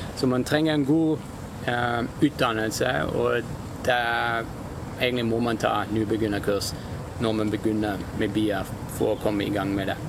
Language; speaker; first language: Norwegian; non-native, fluent; German